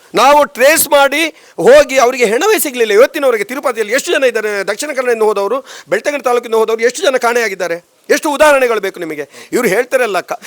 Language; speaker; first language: Kannada; native; Kannada